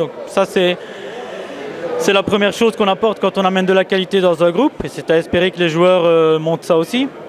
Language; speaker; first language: French; native; French